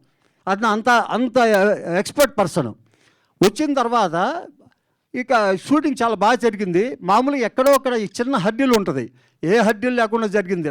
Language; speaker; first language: Telugu; native; Telugu